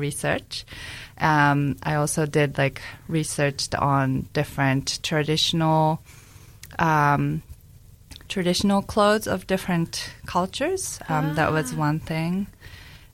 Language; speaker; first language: English; non-native, fluent; Japanese